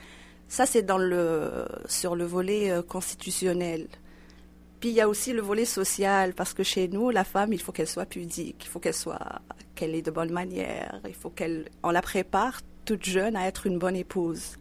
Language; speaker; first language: French; non-native, local second language; Arabic